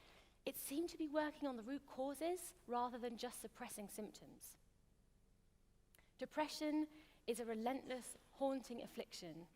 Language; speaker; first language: English; native; English